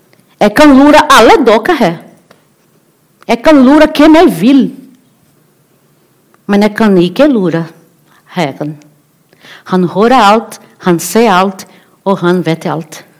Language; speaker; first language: Norwegian; non-native, learner; Portuguese